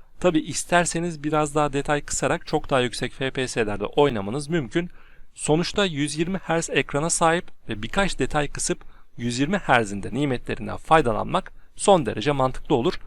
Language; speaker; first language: Turkish; native; Turkish